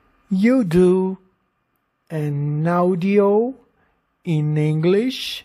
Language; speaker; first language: English; non-native, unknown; Portuguese